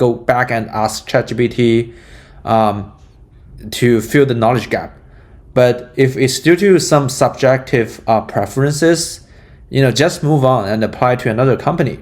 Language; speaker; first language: English; non-native, fluent; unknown